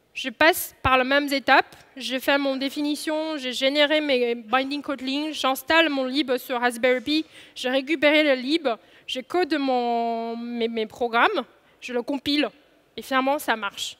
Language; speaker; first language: French; non-native, fluent; Chinese